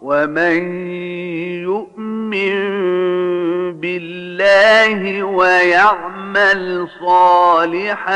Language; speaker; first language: Arabic; native; Arabic